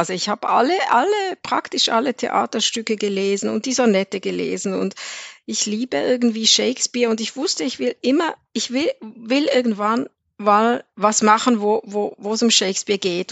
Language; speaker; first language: German; native; German